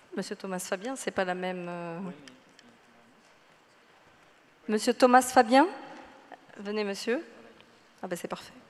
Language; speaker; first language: French; native; French